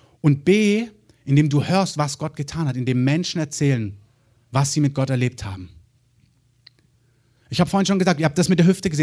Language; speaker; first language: German; native; German